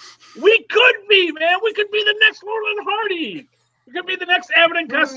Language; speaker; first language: English; native; English